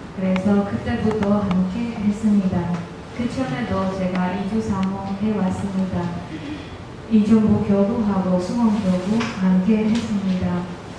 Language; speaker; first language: Korean; non-native, fluent; Romanian